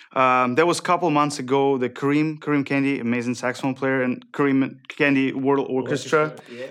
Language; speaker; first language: English; non-native, fluent; Ukrainian